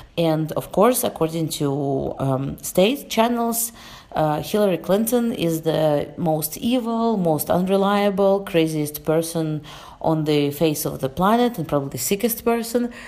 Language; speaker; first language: English; non-native, fluent; Russian